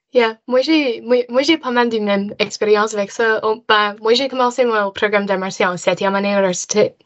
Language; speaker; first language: French; non-native, local second language; English